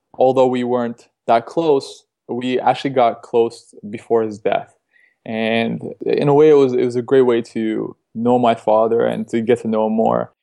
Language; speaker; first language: English; early bilingual, other home language; Russian